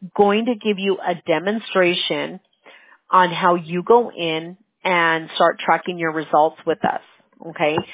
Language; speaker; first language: English; early bilingual, other home language; Spanish